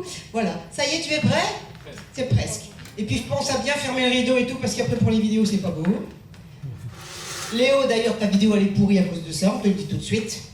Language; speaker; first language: French; native; French